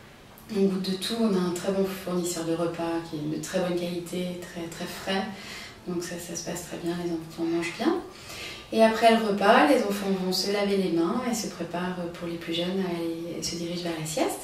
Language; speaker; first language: French; native; French